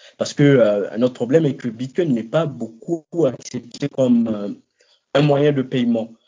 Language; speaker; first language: French; non-native, local second language; Lingala